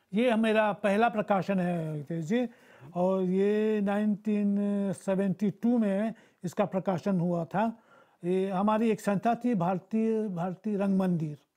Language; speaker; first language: Hindi; early bilingual, heritage; Bhojpuri